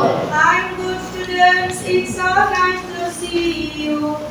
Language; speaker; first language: English; non-native, fluent; Indonesian